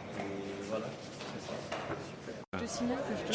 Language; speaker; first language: French; non-native, learner; Hindi